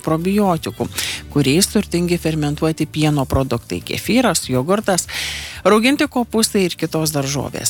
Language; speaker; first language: Lithuanian; native; Lithuanian